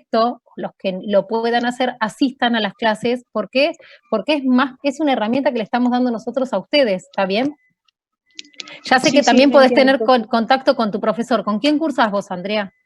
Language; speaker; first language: Spanish; native; Spanish